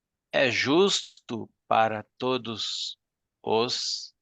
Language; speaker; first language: Portuguese; non-native, learner; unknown